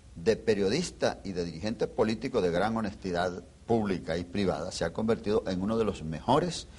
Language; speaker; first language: Spanish; native; Spanish